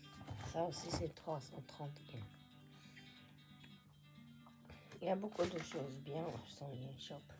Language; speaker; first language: French; non-native, fluent; Japanese